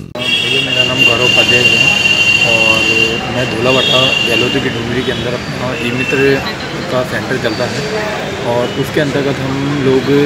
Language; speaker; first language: Hindi; native; Hindi